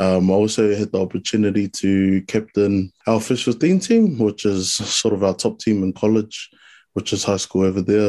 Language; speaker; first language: English; native; English